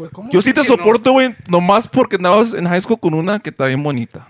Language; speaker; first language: Spanish; early bilingual, heritage; Spanish